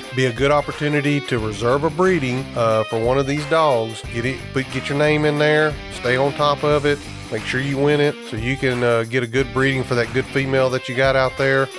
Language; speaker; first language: English; native; English